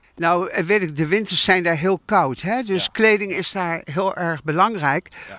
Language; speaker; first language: Dutch; native; Dutch